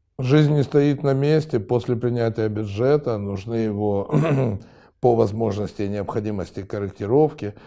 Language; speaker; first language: Russian; native; Russian